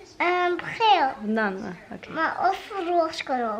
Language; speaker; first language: Dutch; early bilingual, other home language; Turkish